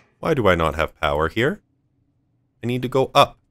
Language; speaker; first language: English; native; English